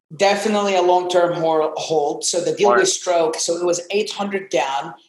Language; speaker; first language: English; non-native, fluent; Arabic